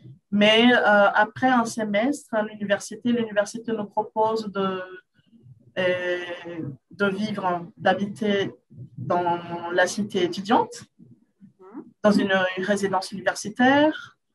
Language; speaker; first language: French; non-native, fluent; Portuguese